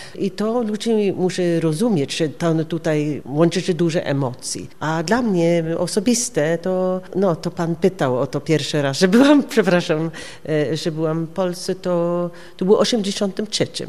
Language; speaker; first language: Polish; non-native, learner; Norwegian